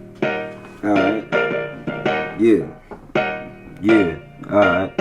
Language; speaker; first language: English; native; English